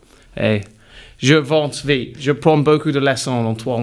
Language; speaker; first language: French; non-native, learner; English